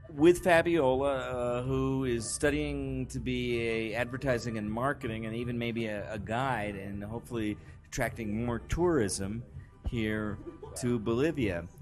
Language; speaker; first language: English; native; English